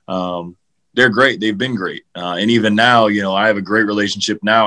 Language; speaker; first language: English; native; English